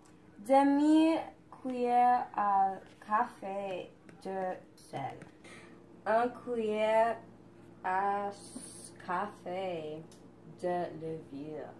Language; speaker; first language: French; non-native, learner; English